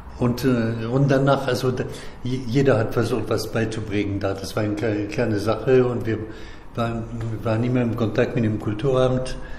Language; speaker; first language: German; non-native, fluent; French